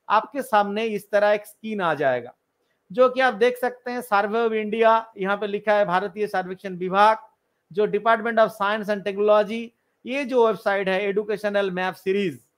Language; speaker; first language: Hindi; non-native, local second language; Bangla